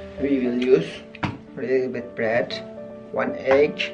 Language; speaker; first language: English; non-native, learner; Turkish